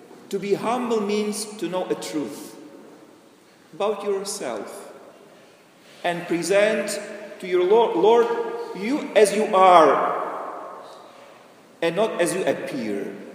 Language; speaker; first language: English; non-native, fluent; Ukrainian